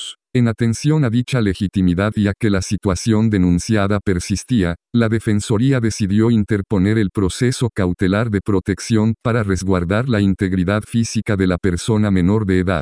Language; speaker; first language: Spanish; native; Spanish